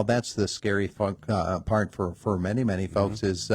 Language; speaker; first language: English; native; English